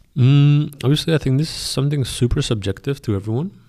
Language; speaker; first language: English; non-native, fluent; Spanish